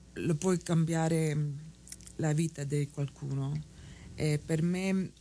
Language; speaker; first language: Italian; early bilingual, heritage; Italian